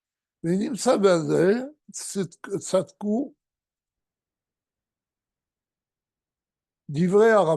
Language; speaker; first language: Hebrew; non-native, fluent; French